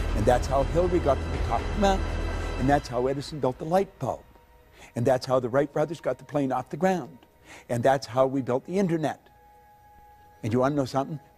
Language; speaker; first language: English; native; English